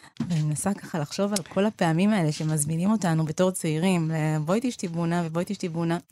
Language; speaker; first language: Hebrew; early bilingual, other home language; Amharic